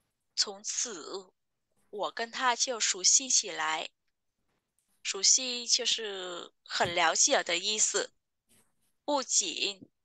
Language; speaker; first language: Chinese; non-native, fluent; Vietnamese